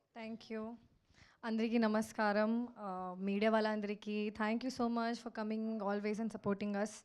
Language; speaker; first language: Telugu; non-native, local second language; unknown